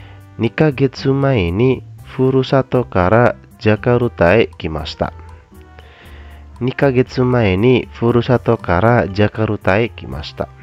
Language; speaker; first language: Japanese; non-native, fluent; Indonesian